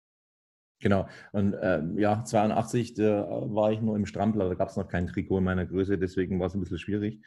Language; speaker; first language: German; native; German